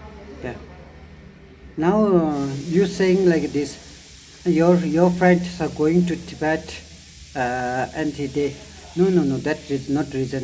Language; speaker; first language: English; non-native, learner; Tibetan